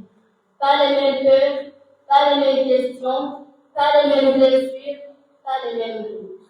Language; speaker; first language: French; non-native, local second language; Comorian